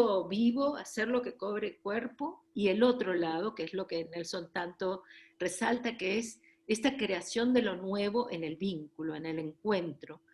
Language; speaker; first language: Spanish; native; Spanish